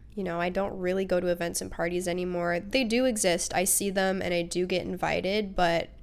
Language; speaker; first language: English; native; English